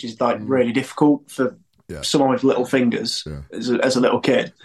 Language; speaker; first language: English; native; English